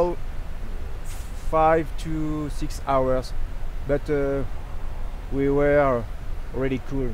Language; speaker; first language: English; non-native, learner; French